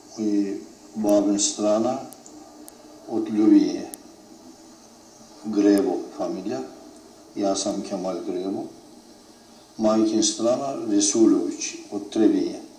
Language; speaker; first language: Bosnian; early bilingual, heritage; Turkish